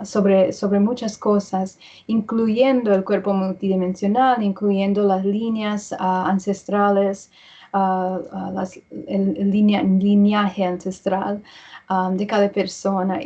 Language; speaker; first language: Spanish; early bilingual, heritage; English